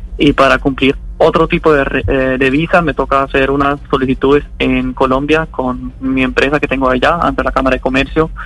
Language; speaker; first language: Spanish; non-native, fluent; German